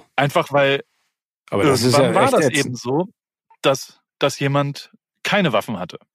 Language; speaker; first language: German; native; German